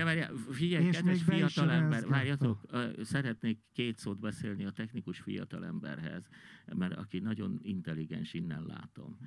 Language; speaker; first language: Hungarian; native; Hungarian